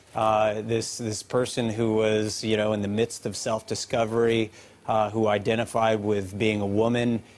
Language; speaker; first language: English; native; English